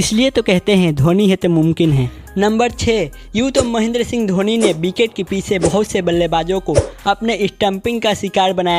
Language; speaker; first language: Hindi; native; Hindi